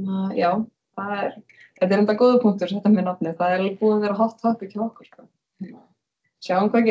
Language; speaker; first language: Icelandic; native; Icelandic